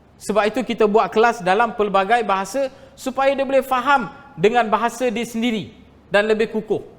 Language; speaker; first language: Malay; non-native, local second language; Tamil